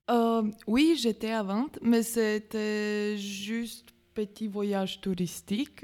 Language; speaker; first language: French; non-native, learner; Latvian